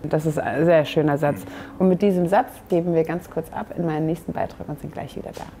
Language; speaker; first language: German; native; German